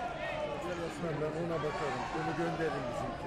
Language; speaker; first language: Turkish; early bilingual, heritage; Turkish